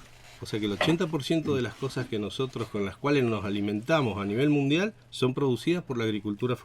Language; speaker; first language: Spanish; native; Spanish